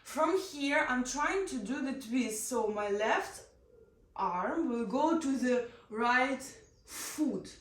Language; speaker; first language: English; non-native, learner; Ukrainian